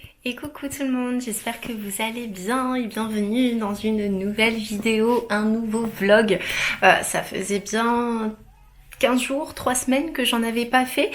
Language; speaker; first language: French; native; French